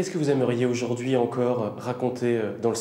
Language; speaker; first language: French; native; French